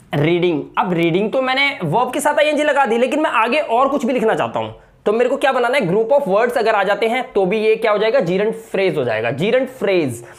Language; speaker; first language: Hindi; native; Hindi